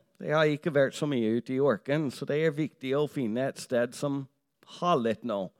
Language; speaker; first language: Norwegian; non-native, fluent; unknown